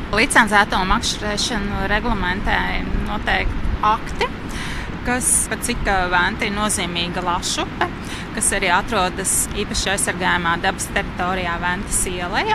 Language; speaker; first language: Latvian; native; Latvian